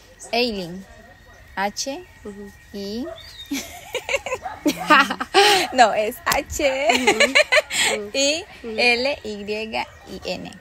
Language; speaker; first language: Spanish; native; Spanish